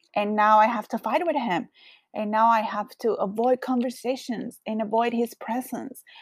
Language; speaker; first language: English; non-native, fluent; Spanish